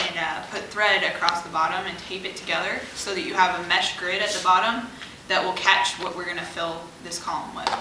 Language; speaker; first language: English; native; English